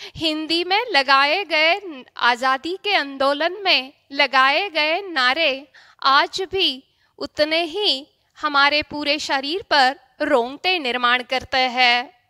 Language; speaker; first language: Hindi; non-native, local second language; Marathi